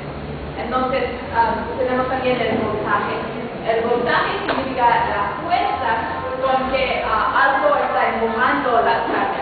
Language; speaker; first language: Spanish; non-native, fluent; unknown